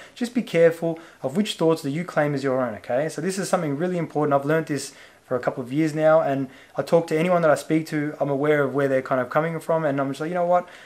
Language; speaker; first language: English; native; English